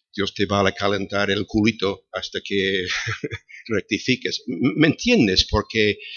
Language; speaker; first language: Spanish; non-native, fluent; English